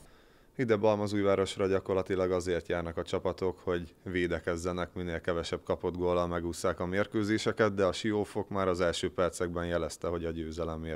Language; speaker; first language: Hungarian; native; Hungarian